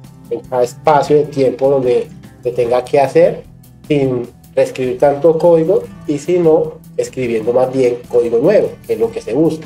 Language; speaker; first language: Spanish; native; Spanish